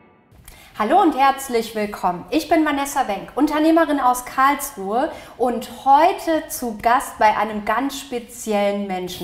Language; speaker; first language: German; native; German